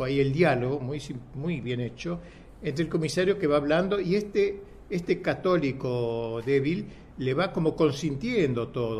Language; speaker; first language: Spanish; native; Spanish